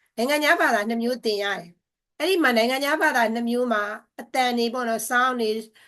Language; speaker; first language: Burmese; native; Burmese